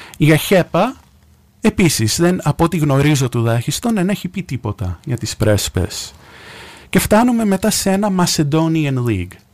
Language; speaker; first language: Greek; early bilingual, heritage; Greek